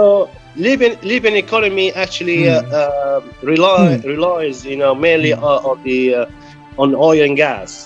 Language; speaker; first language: English; non-native, fluent; Arabic